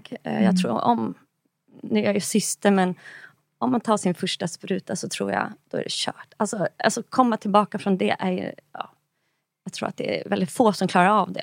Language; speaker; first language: Swedish; native; Swedish